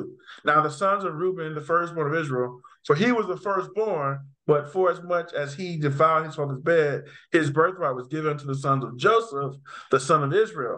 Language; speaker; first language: English; native; English